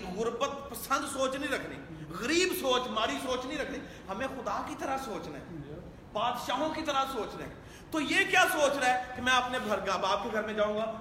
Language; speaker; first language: Urdu; non-native, local second language; Punjabi